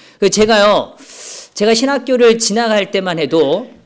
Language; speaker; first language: Korean; native; Korean